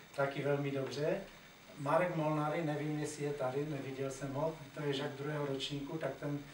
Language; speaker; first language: Czech; native; Czech